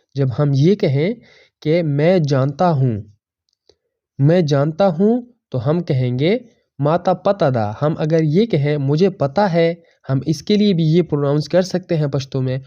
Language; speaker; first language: Urdu; non-native, local second language; Pashto